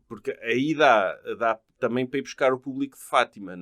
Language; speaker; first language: Portuguese; native; Portuguese